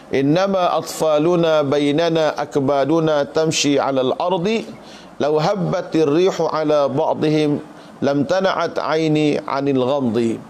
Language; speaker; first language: Malay; native; Malay